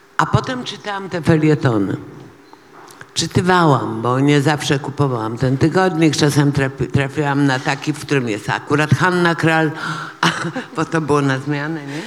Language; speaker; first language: Polish; native; Polish